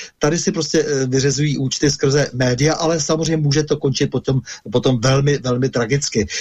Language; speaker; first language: Czech; native; Czech